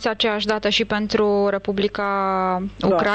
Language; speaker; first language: Romanian; native; Romanian